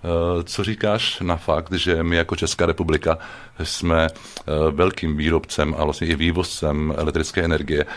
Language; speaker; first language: Czech; native; Czech